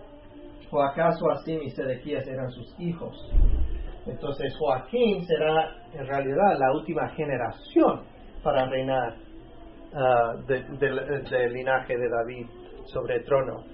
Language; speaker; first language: Spanish; native; Spanish